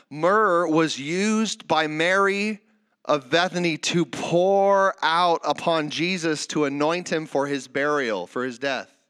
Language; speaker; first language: English; native; English